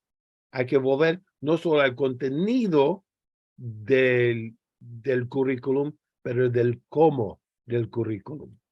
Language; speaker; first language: Spanish; non-native, fluent; English